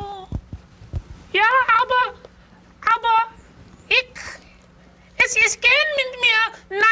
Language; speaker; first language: German; non-native, learner; English